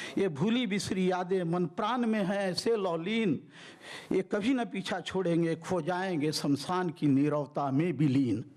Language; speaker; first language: Hindi; native; Hindi